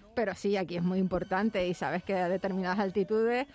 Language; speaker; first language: Spanish; native; Spanish